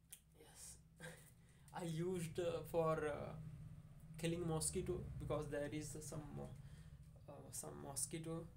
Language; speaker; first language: English; non-native, learner; Hindi